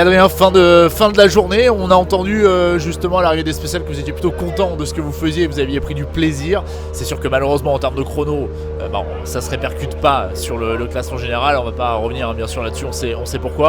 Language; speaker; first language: French; native; French